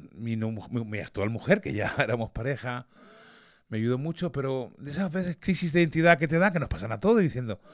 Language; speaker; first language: Spanish; early bilingual, other home language; English